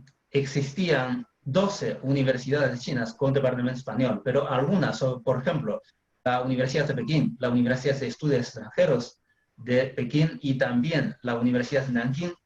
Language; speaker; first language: Spanish; non-native, fluent; Chinese